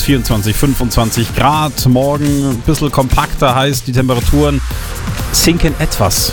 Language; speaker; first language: German; native; German